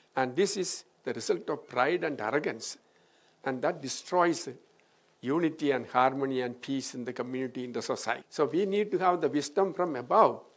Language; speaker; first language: English; non-native, local second language; Malayalam